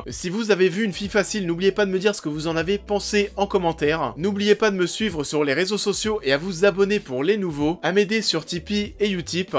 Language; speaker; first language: French; native; French